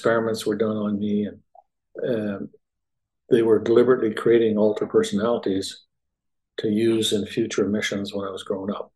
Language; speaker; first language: English; native; English